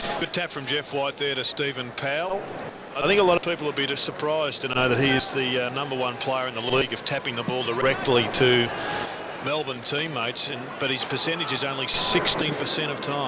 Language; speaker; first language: English; native; English